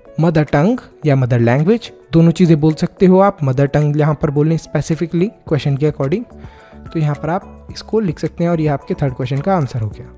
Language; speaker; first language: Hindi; native; Hindi